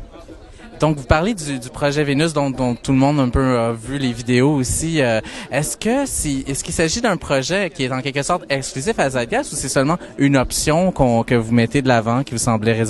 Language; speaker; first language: French; native; French